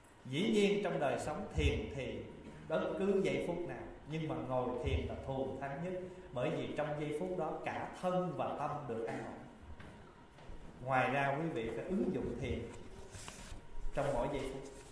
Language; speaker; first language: Vietnamese; early bilingual, heritage; Vietnamese